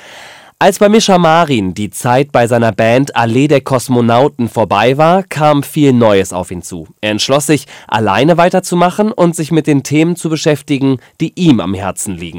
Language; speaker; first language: German; native; German